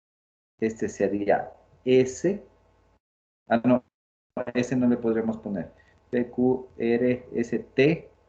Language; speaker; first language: Spanish; native; Spanish